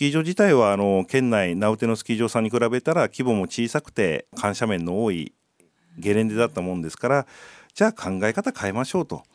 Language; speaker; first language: Japanese; native; Japanese